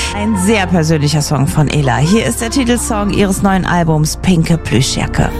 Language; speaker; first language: German; native; German